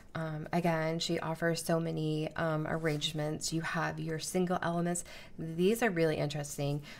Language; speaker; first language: English; native; English